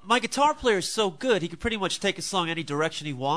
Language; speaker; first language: English; native; English